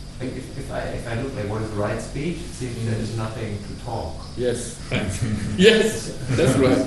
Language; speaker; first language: English; non-native, learner; Burmese